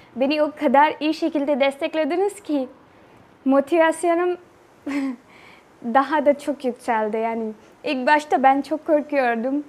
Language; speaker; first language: Turkish; non-native, learner; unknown